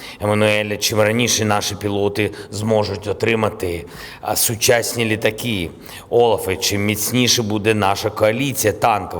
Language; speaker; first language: Ukrainian; non-native, local second language; Russian